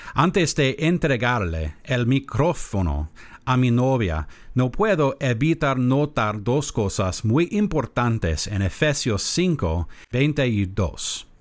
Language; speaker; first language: Spanish; non-native, learner; English